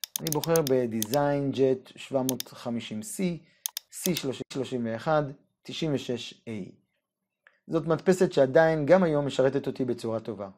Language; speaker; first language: Hebrew; native; Hebrew